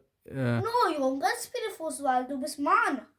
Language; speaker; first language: German; non-native, learner; Hindi